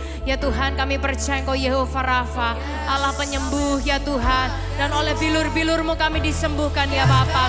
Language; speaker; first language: Indonesian; native; Indonesian